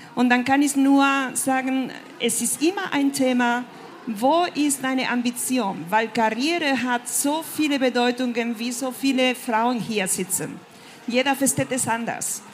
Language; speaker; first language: German; non-native, fluent; Spanish